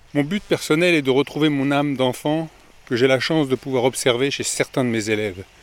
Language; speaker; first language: French; native; French